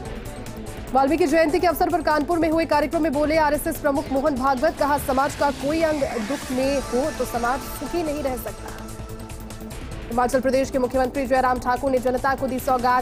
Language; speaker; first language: Hindi; native; Hindi